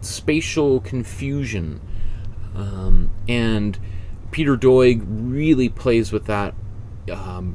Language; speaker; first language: English; native; English